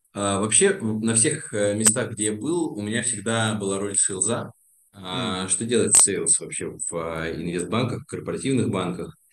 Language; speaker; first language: Russian; native; Russian